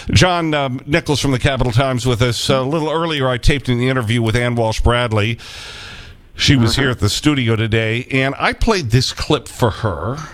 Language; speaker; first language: English; native; English